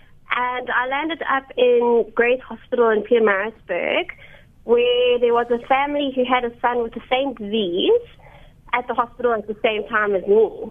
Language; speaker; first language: English; native; English